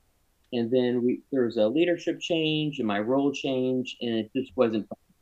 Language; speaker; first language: English; native; English